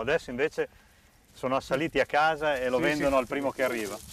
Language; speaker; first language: Italian; native; Italian